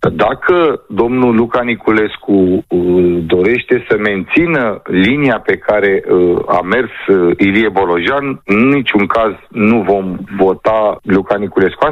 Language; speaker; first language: Romanian; native; Romanian